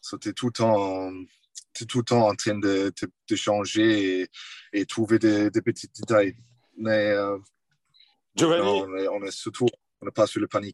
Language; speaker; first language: French; non-native, fluent; English